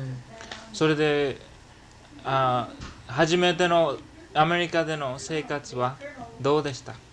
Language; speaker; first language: Japanese; early bilingual, heritage; Japanese